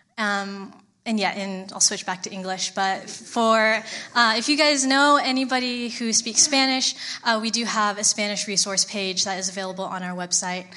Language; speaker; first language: English; native; English